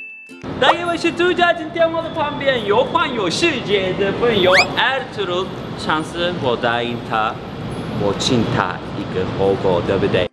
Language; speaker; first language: Chinese; non-native, fluent; Turkish